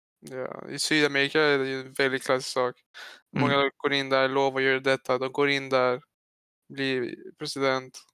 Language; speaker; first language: Swedish; early bilingual, other home language; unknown